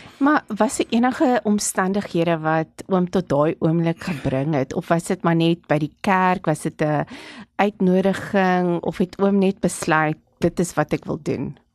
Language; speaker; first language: Afrikaans; non-native, local second language; English